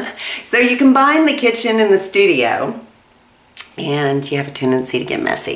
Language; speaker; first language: English; native; English